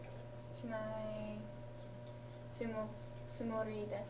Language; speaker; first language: Japanese; non-native, learner; English